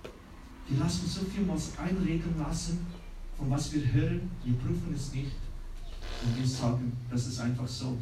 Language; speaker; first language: German; non-native, learner; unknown